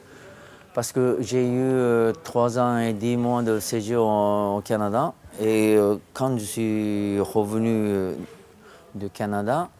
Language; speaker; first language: French; non-native, fluent; Japanese